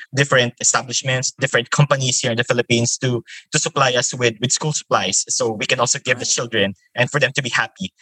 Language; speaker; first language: English; non-native, local second language; Filipino